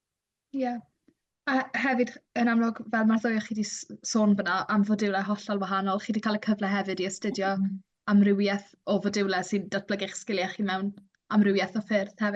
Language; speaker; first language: Welsh; native; Welsh